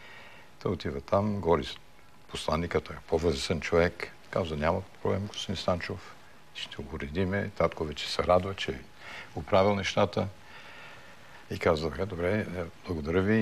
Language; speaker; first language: Bulgarian; early bilingual, heritage; Bulgarian